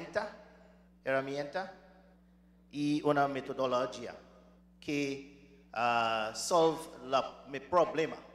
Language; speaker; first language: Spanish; non-native, learner; English